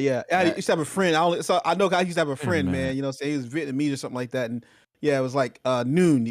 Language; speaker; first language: English; native; English